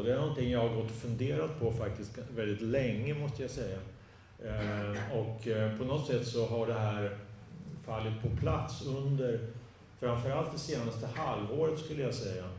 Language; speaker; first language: Swedish; native; Swedish